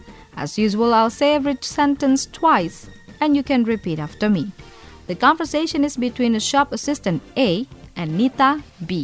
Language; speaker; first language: English; non-native, fluent; Indonesian